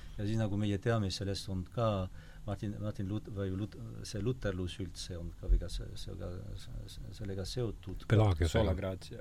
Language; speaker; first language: Estonian; non-native, fluent; French